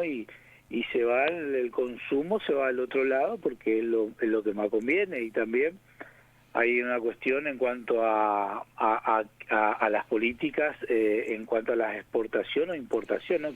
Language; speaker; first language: Spanish; native; Spanish